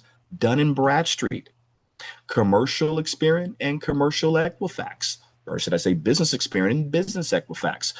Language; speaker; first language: English; native; English